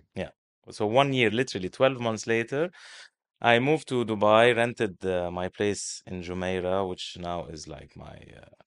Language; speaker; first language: English; non-native, fluent; Arabic